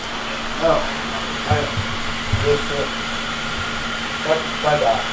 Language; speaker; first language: Japanese; native; Japanese